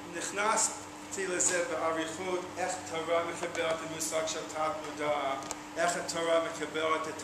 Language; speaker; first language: Hebrew; non-native, fluent; English